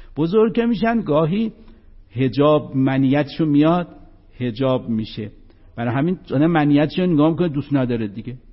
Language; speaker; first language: Persian; non-native, local second language; Azerbaijani